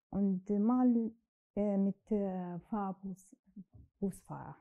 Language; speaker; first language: German; non-native, learner; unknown